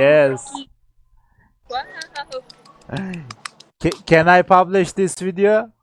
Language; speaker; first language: English; non-native, learner; Turkish